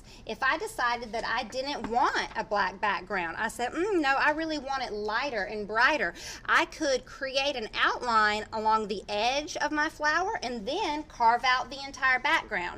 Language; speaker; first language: English; native; English